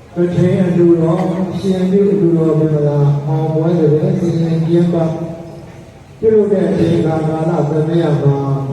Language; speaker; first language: Burmese; native; Burmese